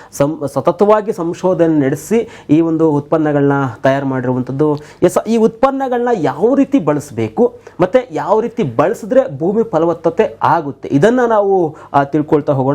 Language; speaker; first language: Kannada; native; Kannada